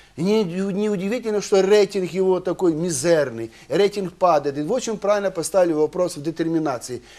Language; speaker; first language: Russian; non-native, local second language; Ukrainian